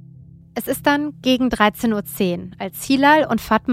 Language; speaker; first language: German; native; German